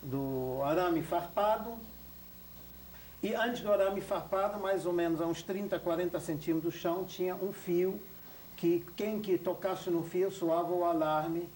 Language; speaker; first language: Portuguese; non-native, fluent; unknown